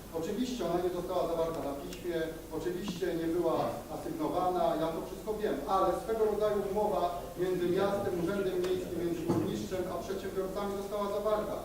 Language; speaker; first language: Polish; native; Polish